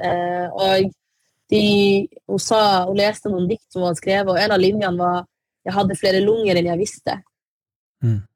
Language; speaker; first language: Norwegian; early bilingual, other home language; Arabic